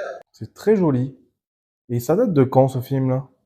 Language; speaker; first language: French; native; French